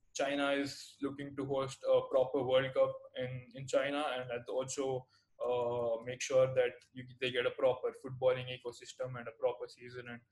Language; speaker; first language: English; non-native, local second language; Telugu